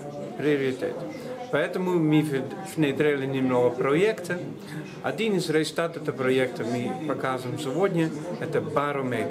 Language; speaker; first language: Russian; non-native, learner; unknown